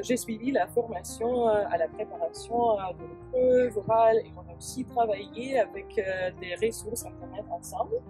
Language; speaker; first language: French; non-native, fluent; English